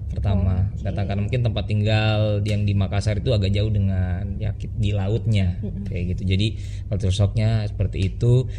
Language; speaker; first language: Indonesian; native; Indonesian